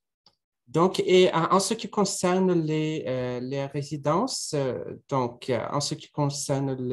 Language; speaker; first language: French; non-native, fluent; Russian